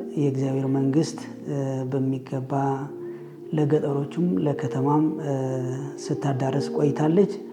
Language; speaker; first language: Amharic; non-native, local second language; Tigrinya